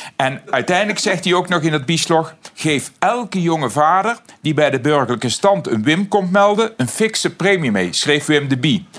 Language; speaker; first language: Dutch; native; Dutch